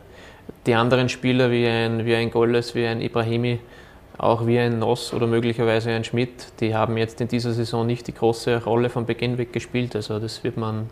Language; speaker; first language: German; native; German